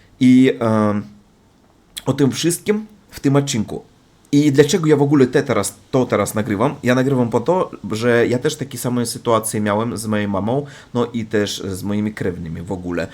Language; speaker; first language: Polish; non-native, learner; Russian